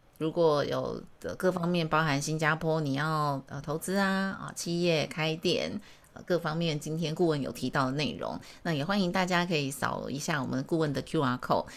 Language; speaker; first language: Chinese; native; Chinese